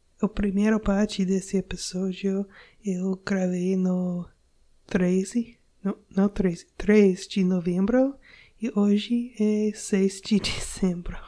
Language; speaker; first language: Portuguese; non-native, learner; English